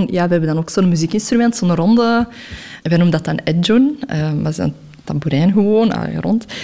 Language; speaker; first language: Dutch; early bilingual, other home language; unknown